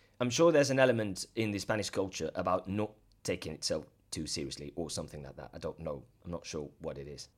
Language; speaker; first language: English; non-native, fluent; Spanish